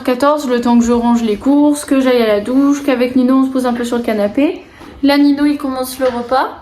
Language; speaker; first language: French; native; French